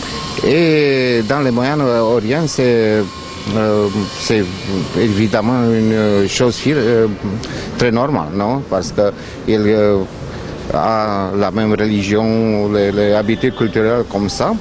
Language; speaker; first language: French; non-native, fluent; Romanian